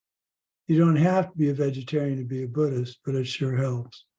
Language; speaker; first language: English; native; English